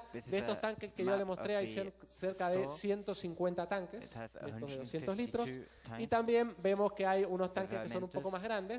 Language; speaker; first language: Spanish; native; Spanish